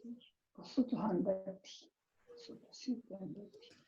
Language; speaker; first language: Italian; non-native, learner; Spanish